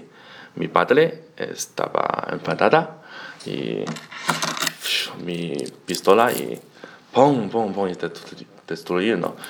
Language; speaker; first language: Spanish; non-native, learner; Chinese